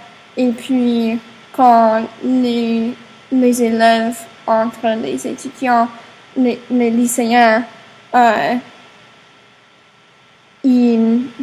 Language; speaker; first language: French; non-native, learner; English